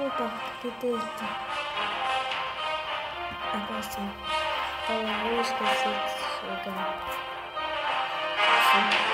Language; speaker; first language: Portuguese; early bilingual, heritage; Portuguese